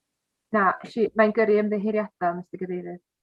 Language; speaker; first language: Welsh; native; Welsh